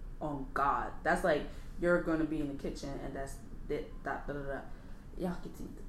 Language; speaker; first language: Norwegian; early bilingual, other home language; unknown